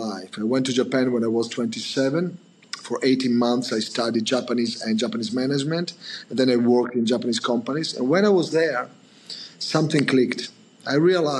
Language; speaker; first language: English; non-native, fluent; Italian